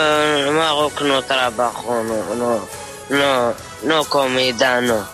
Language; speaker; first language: Spanish; non-native, learner; Arabic